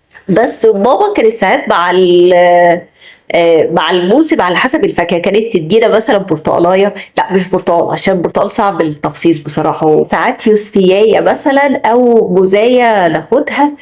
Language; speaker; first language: Arabic; native; Arabic